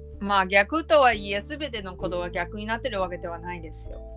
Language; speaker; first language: Japanese; non-native, learner; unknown